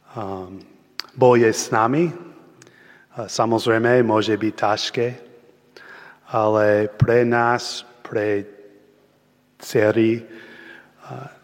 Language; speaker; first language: Slovak; non-native, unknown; English